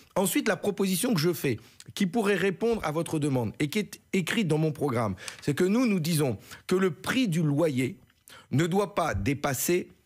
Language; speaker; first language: French; native; French